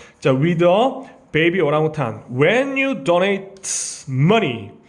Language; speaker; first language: English; non-native, fluent; Korean